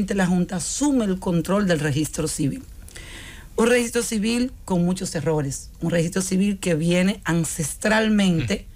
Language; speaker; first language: Spanish; native; Spanish